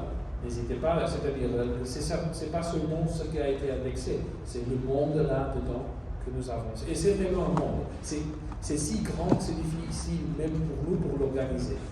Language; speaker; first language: French; non-native, fluent; Italian